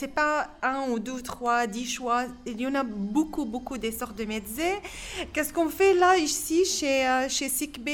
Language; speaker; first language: French; non-native, fluent; Arabic